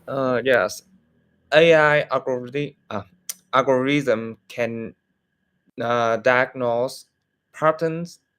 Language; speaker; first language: English; non-native, learner; Vietnamese